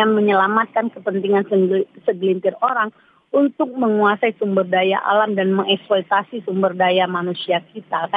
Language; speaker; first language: Indonesian; native; Indonesian